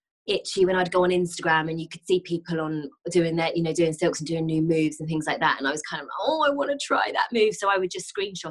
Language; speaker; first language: English; native; English